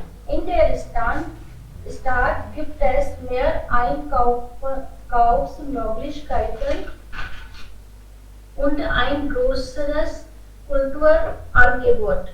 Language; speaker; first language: German; non-native, learner; Hindi